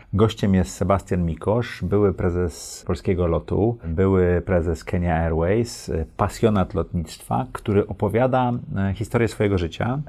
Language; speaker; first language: Polish; native; Polish